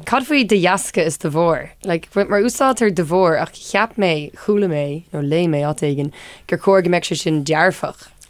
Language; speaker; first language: Irish; non-native, local second language; English